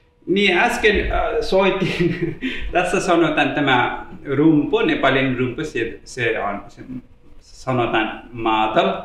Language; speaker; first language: Finnish; non-native, learner; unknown